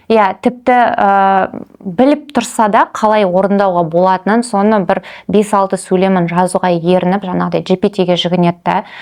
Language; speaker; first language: Kazakh; non-native, local second language; Russian